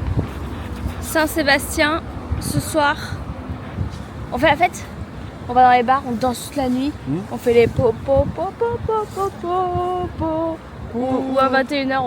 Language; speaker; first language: French; native; French